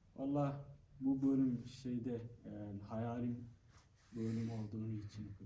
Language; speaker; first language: Turkish; non-native, learner; Somali